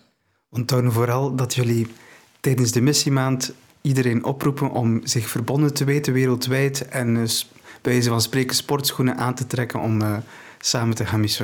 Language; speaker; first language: Dutch; native; Dutch